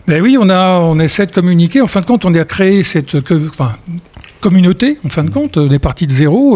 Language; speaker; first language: French; native; French